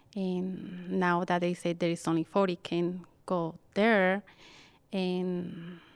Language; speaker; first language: English; non-native, fluent; Spanish